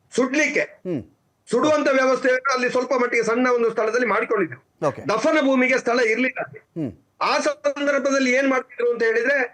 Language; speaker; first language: Kannada; native; Kannada